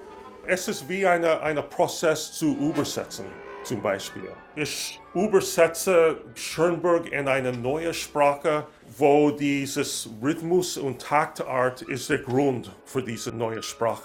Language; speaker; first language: German; non-native, learner; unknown